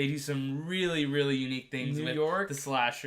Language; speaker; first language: English; native; English